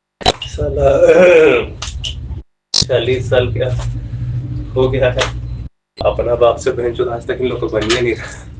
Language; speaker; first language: Hindi; native; Hindi